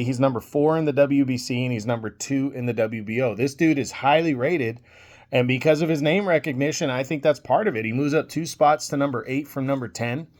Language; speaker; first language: English; native; English